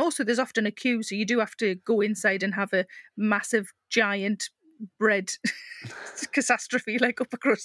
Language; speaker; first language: English; native; English